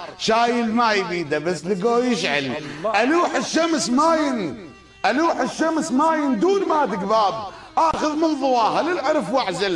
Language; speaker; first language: Arabic; native; Arabic